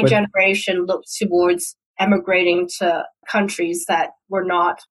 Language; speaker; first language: English; non-native, local second language; Cantonese